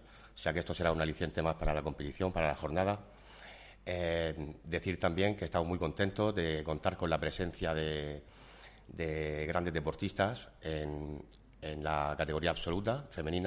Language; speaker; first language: Spanish; native; Spanish